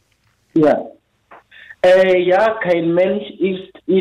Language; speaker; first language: German; non-native, fluent; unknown